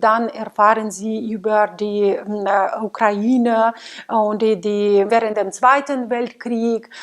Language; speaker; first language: German; non-native, fluent; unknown